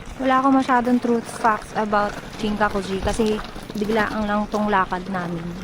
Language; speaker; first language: Filipino; native; Filipino